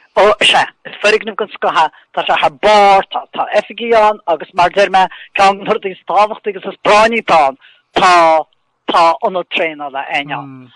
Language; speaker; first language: Irish; native; Irish